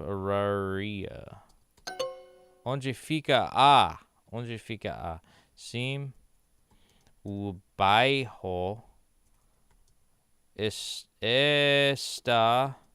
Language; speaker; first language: Portuguese; non-native, learner; English